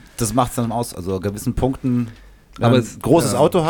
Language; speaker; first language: German; native; German